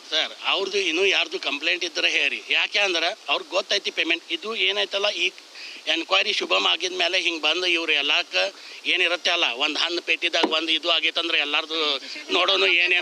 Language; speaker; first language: Kannada; native; Kannada